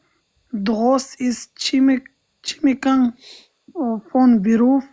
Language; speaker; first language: German; non-native, learner; Pashto